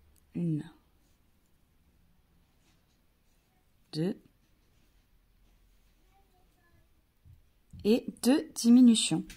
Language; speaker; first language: French; native; French